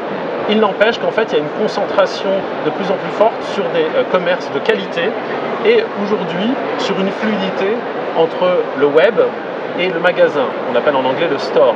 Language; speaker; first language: French; native; French